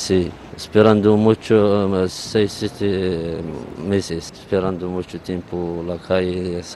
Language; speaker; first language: Spanish; non-native, learner; Arabic